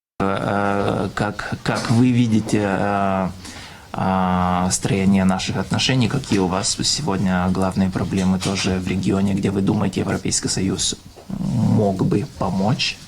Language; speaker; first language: Russian; non-native, fluent; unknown